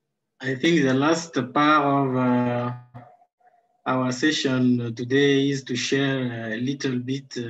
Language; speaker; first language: English; non-native, fluent; Sango